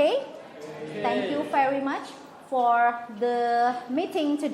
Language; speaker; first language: English; non-native, fluent; Indonesian